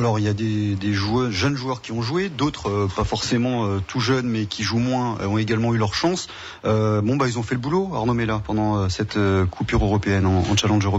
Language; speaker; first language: French; native; French